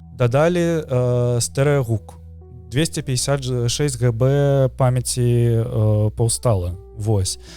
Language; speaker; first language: Belarusian; native; Belarusian